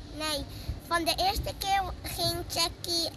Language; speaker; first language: Dutch; early bilingual, other home language; Indonesian